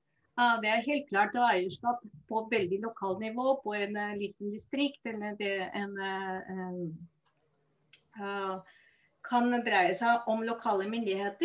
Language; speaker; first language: Norwegian; non-native, fluent; Spanish